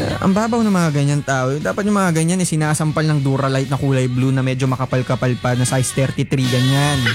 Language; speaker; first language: Filipino; non-native, local second language; Hiligaynon